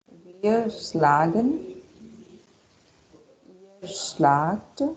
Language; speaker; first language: German; non-native, fluent; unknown